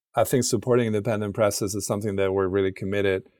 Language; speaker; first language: English; non-native, fluent; Spanish